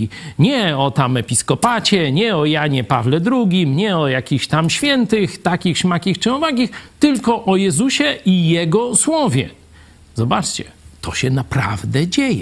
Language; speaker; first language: Polish; native; Polish